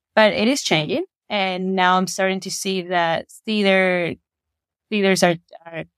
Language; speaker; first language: English; non-native, fluent; Spanish